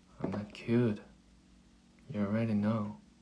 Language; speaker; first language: English; non-native, learner; Korean